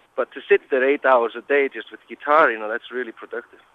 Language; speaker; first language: English; non-native, fluent; Icelandic